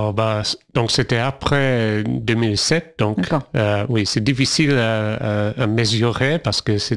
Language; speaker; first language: French; non-native, fluent; English